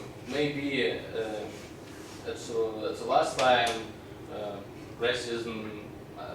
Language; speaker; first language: English; non-native, learner; Russian